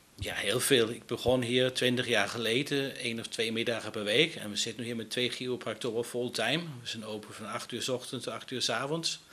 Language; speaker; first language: Dutch; non-native, fluent; Danish